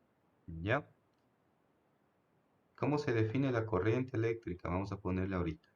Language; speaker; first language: Spanish; native; Spanish